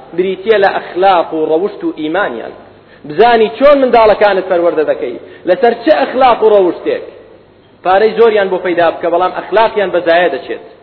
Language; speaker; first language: Central Kurdish; native; Central Kurdish